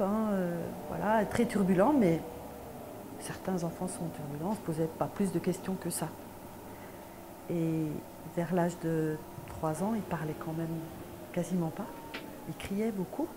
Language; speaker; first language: French; native; French